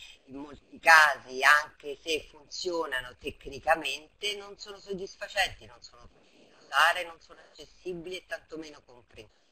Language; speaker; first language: Italian; native; Italian